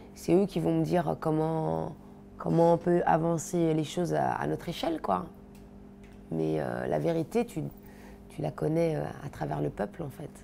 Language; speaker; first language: French; native; French